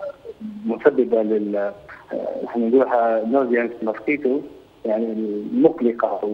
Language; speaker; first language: Arabic; native; Arabic